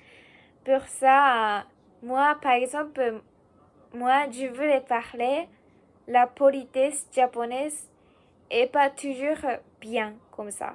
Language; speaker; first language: French; non-native, learner; Japanese